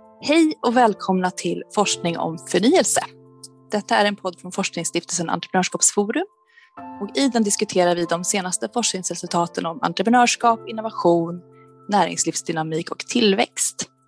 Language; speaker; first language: Swedish; native; Swedish